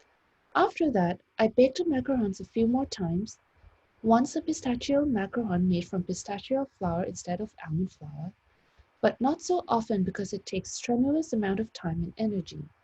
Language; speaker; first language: English; non-native, fluent; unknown